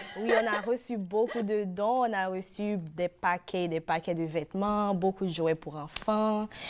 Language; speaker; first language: French; non-native, local second language; Haitian Creole